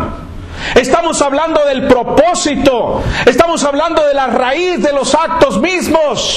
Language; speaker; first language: Spanish; native; Spanish